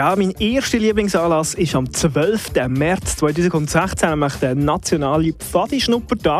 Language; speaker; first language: German; native; German